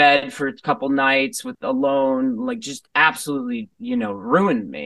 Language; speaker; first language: English; native; English